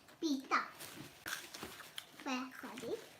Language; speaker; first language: Swedish; non-native, learner; Thai